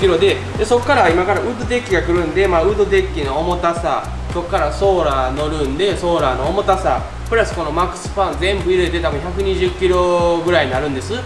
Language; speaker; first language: Japanese; native; Japanese